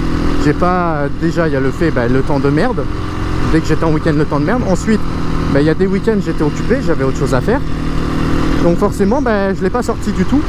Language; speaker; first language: French; native; French